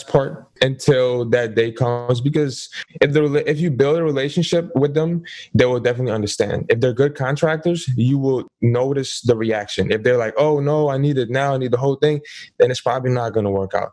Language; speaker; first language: English; non-native, fluent; Dutch